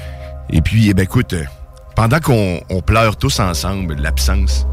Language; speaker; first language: French; native; French